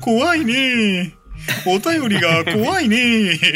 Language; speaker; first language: Japanese; native; Japanese